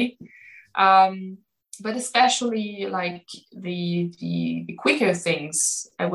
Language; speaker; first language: English; non-native, fluent; German